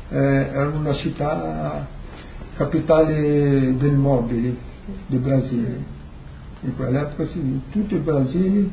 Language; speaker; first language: Italian; early bilingual, heritage; Portuguese